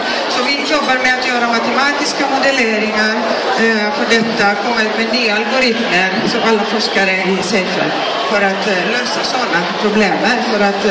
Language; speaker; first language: Swedish; non-native, fluent; Greek